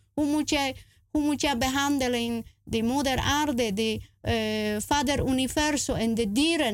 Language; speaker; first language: Dutch; non-native, learner; Spanish